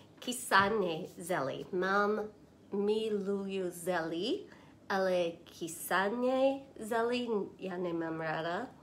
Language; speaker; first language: Czech; non-native, learner; English